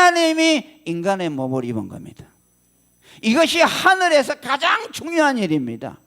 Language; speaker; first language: Korean; native; Korean